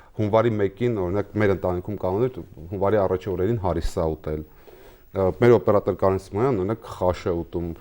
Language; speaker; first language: Armenian; native; Armenian